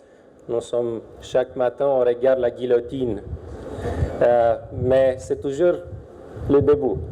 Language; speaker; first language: French; non-native, fluent; Romanian